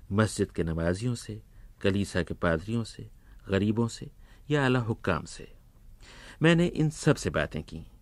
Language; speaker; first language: Urdu; native; Urdu